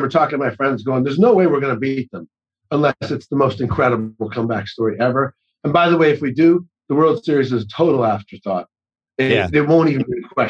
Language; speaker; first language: English; native; English